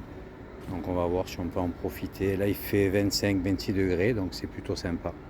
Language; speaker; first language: French; native; French